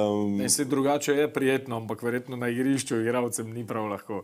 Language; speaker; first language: Slovenian; native; Slovenian